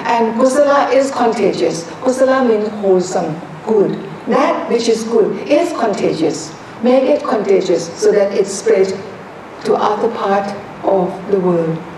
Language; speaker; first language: English; non-native, fluent; Thai